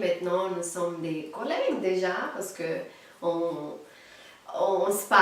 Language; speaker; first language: French; non-native, fluent; Portuguese